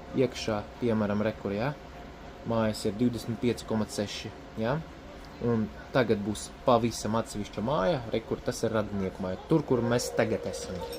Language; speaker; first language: Latvian; non-native, local second language; Russian